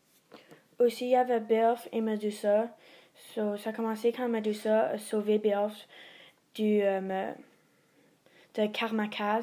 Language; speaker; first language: French; non-native, learner; English